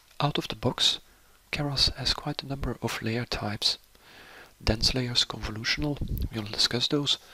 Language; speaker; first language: English; non-native, fluent; Dutch